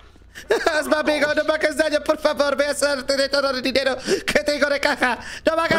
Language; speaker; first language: Spanish; native; Spanish